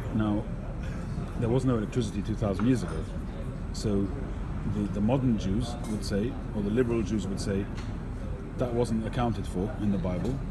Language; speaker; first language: English; native; English